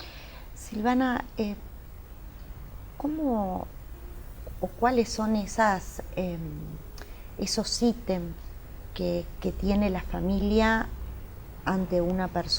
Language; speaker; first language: Spanish; native; Spanish